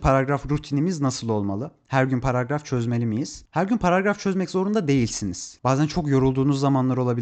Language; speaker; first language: Turkish; native; Turkish